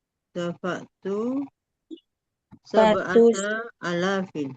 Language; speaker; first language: Arabic; non-native, learner; Indonesian